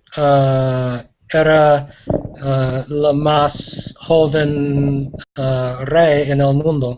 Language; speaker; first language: Spanish; non-native, learner; English